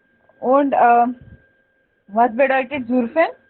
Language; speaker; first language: German; non-native, fluent; Hindi